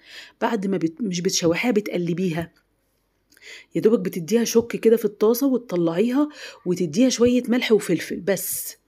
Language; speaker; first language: Arabic; native; Arabic